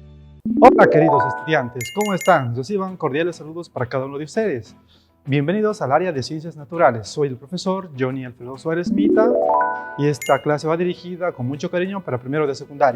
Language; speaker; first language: Spanish; native; Spanish